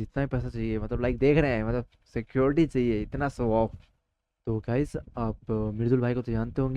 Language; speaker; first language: Hindi; native; Hindi